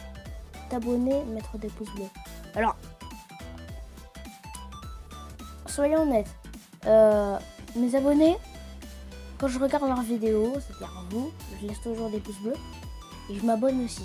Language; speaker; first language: French; native; French